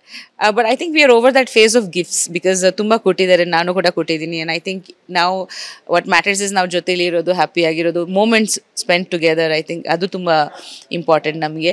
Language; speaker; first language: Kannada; non-native, fluent; Bangla